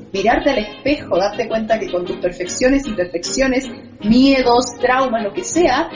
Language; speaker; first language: Spanish; early bilingual, other home language; Portuguese